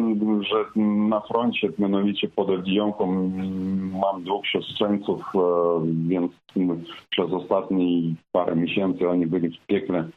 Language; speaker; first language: Polish; non-native, fluent; Ukrainian